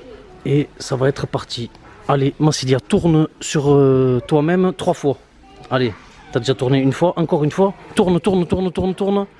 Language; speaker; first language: French; native; French